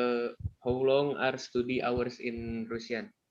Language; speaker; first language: English; non-native, learner; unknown